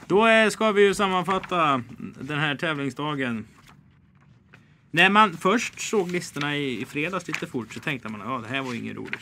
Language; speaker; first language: Swedish; native; Swedish